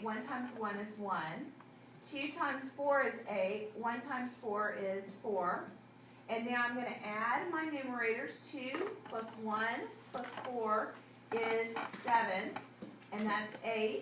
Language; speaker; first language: English; native; English